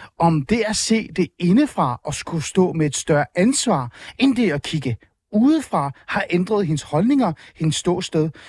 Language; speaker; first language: Danish; early bilingual, other home language; Persian